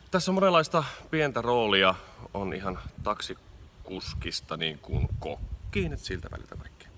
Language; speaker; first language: Finnish; native; Finnish